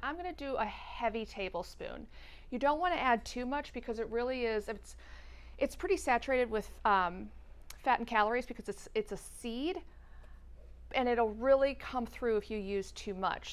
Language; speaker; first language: English; native; English